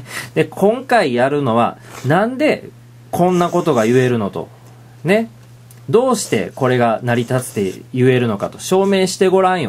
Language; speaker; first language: Japanese; native; Japanese